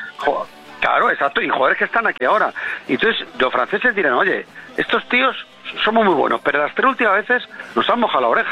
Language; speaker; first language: Spanish; native; Spanish